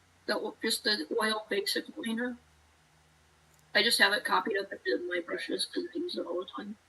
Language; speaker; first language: English; native; English